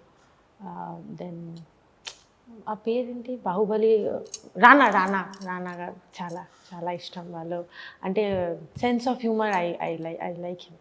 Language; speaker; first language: Telugu; non-native, fluent; Bangla